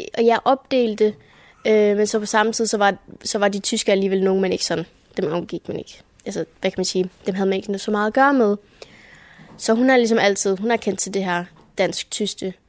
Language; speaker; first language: Danish; early bilingual, heritage; Danish